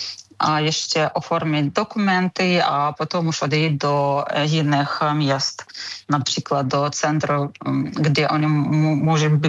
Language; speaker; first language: Czech; non-native, learner; Ukrainian